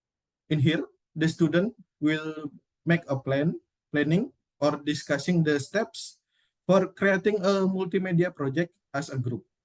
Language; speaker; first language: English; non-native, learner; Indonesian